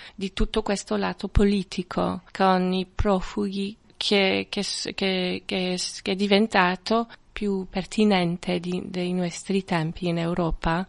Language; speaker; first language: Italian; non-native, fluent; French